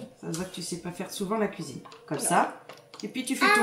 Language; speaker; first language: French; native; French